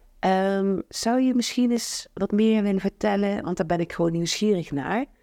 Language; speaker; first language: Dutch; native; Dutch